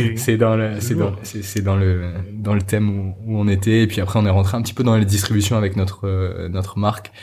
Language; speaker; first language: French; native; French